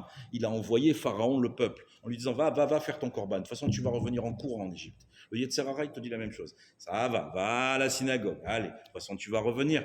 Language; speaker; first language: French; native; French